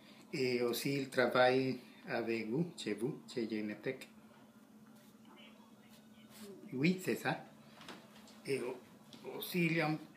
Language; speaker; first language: French; non-native, learner; Spanish